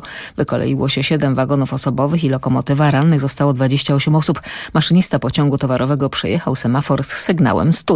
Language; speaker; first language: Polish; native; Polish